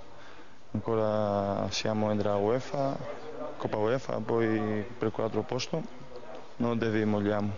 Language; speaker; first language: Italian; non-native, learner; Greek